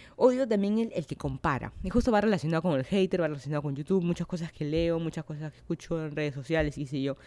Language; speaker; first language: Spanish; native; Spanish